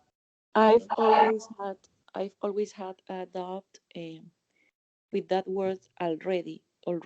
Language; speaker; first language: English; non-native, learner; Spanish